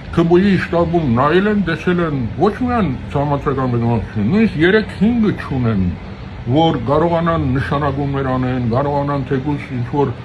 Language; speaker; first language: Armenian; early bilingual, heritage; Armenian